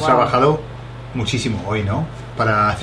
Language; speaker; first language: Spanish; non-native, fluent; English